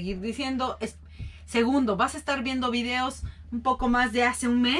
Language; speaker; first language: Spanish; native; Spanish